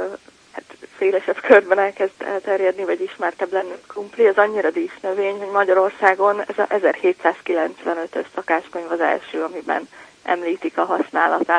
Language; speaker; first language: Hungarian; native; Hungarian